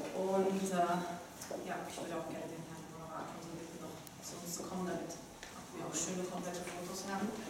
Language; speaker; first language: German; non-native, fluent; Slovak